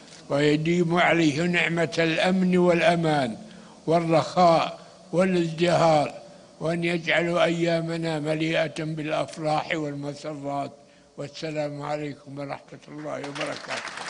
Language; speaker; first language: Arabic; native; Arabic